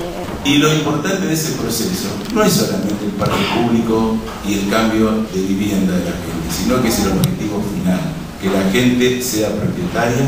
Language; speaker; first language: Spanish; native; Spanish